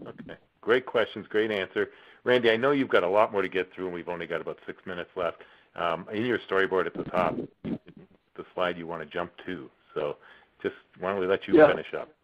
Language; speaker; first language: English; native; English